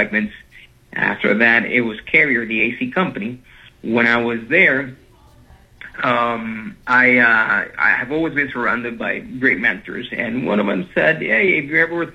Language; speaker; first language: English; non-native, fluent; Spanish